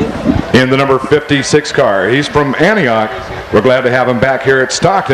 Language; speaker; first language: English; native; English